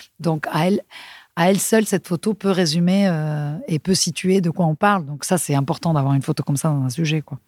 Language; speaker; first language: French; non-native, fluent; Spanish